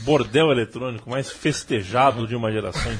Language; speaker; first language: Portuguese; native; Portuguese